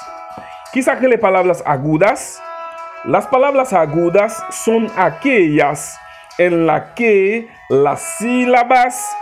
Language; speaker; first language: Spanish; non-native, learner; Haitian Creole